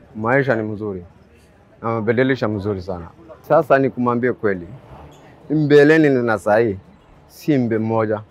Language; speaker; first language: Swahili; non-native, local second language; Somali